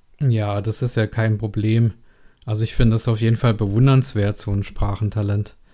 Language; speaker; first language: German; non-native, learner; Czech